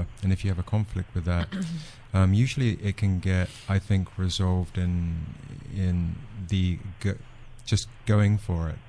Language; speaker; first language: English; native; English